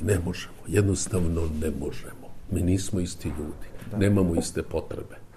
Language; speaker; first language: Croatian; native; Croatian